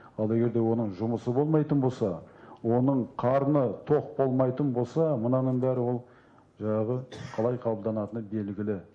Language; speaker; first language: Kazakh; native; Kazakh